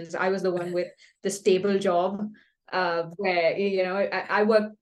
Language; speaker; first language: English; non-native, local second language; Kannada